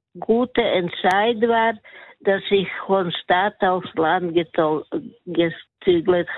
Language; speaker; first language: German; non-native, learner; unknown